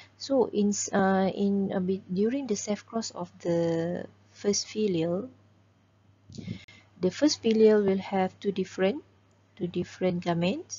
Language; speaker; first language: English; non-native, local second language; Malay